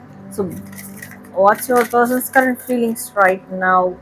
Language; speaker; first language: English; non-native, local second language; Tamil